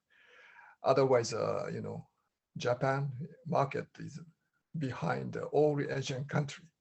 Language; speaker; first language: English; non-native, learner; Japanese